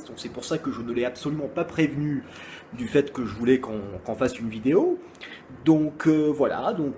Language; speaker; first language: French; native; French